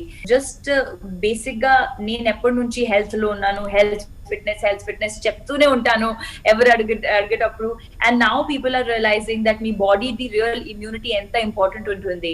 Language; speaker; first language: Telugu; non-native, local second language; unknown